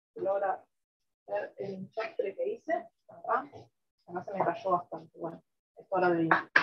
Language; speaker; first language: Spanish; native; Spanish